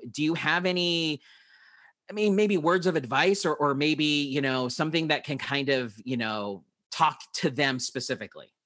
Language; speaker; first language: English; early bilingual, other home language; Filipino